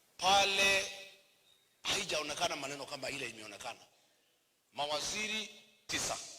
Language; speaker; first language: Swahili; non-native, local second language; Kikuyu